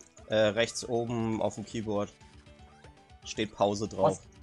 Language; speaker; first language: German; native; German